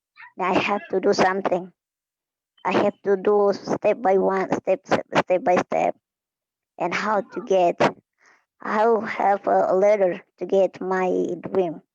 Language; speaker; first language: English; non-native, fluent; Indonesian